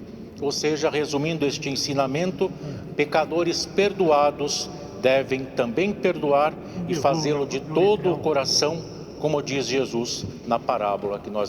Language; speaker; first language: Portuguese; native; Portuguese